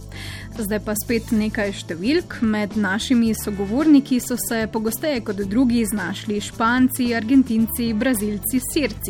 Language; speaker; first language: Slovenian; native; Slovenian